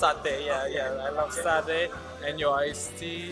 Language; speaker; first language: English; non-native, learner; French